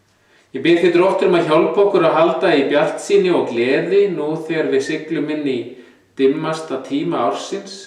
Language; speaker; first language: Icelandic; native; Icelandic